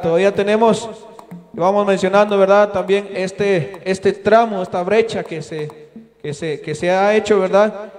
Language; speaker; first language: Spanish; non-native, local second language; Kaqchikel